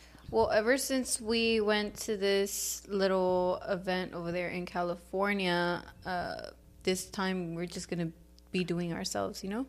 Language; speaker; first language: English; early bilingual, other home language; Spanish